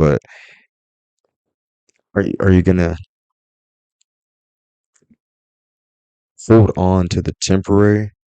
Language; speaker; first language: English; native; English